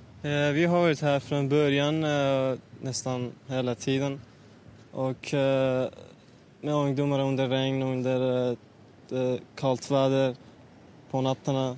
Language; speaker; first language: Swedish; non-native, learner; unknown